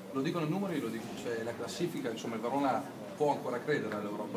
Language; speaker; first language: Italian; native; Italian